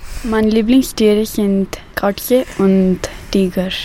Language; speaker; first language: German; non-native, learner; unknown